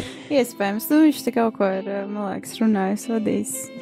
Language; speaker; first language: Latvian; native; Latvian